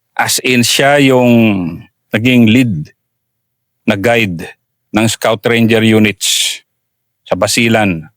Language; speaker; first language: Filipino; native; Filipino